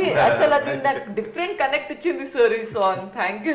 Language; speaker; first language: Telugu; non-native, local second language; Hindi